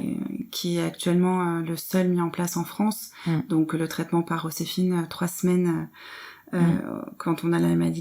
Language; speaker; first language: French; native; French